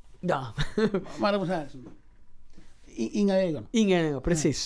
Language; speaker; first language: Swedish; native; Swedish